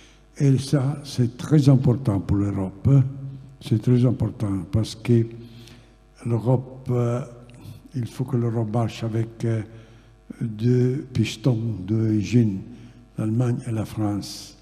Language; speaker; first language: French; non-native, fluent; Italian